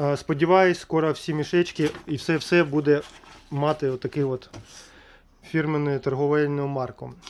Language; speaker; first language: Ukrainian; native; Ukrainian